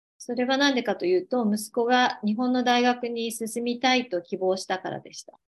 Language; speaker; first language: Japanese; native; Japanese